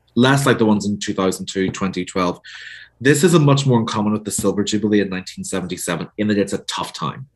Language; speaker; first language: English; native; English